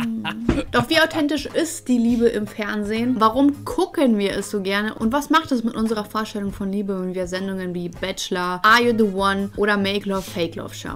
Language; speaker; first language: German; native; German